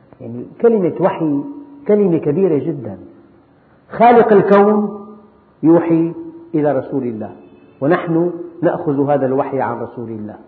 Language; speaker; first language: Arabic; native; Arabic